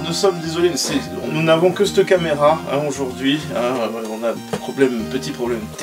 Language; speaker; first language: French; native; French